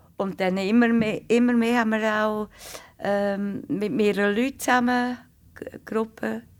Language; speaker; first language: German; native; German